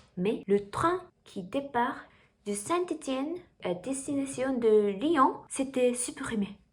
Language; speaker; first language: French; non-native, learner; Japanese